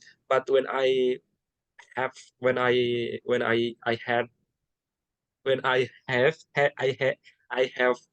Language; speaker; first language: English; non-native, learner; Indonesian